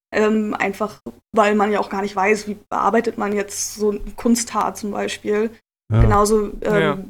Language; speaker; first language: German; native; German